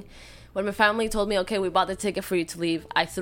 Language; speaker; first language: English; non-native, fluent; Spanish